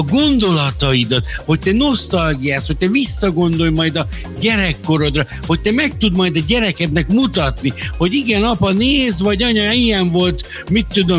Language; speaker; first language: Hungarian; native; Hungarian